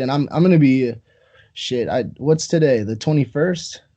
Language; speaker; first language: English; native; English